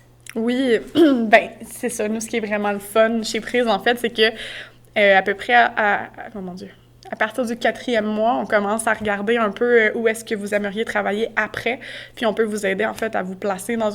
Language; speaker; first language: French; native; French